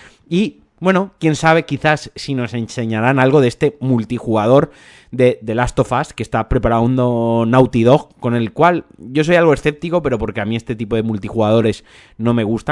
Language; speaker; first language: Spanish; native; Spanish